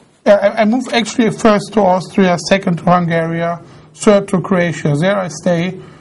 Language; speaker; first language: English; non-native, fluent; German